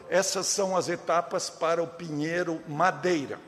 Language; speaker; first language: Portuguese; native; Portuguese